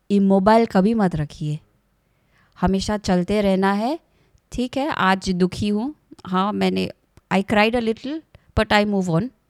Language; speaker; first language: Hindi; non-native, local second language; Assamese